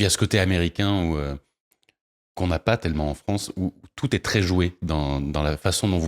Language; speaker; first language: French; native; French